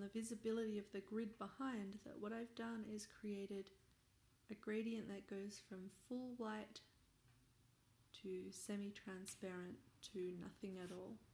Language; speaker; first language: English; native; English